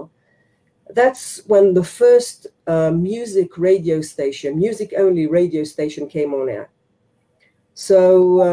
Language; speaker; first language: English; non-native, fluent; Hebrew